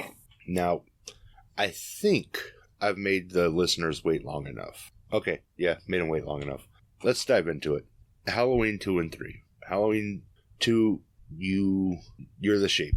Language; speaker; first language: English; native; English